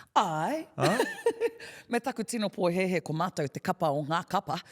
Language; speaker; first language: Māori; non-native, local second language; English